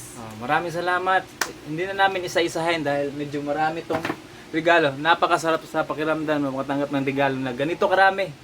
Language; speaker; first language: Filipino; non-native, local second language; Cebuano